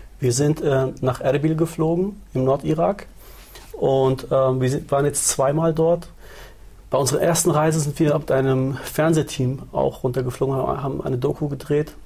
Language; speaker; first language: German; early bilingual, other home language; Turoyo